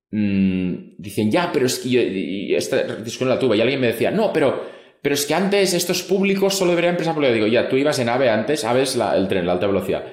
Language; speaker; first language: Spanish; non-native, local second language; Catalan